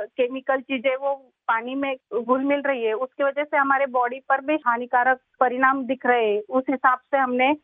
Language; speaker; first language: Hindi; non-native, local second language; Marathi